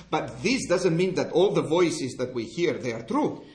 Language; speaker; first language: English; non-native, fluent; Greek